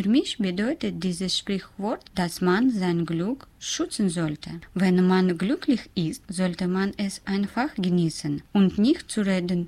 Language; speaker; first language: German; non-native, learner; Russian